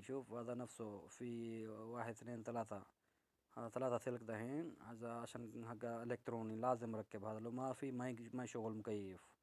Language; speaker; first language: Arabic; non-native, learner; Urdu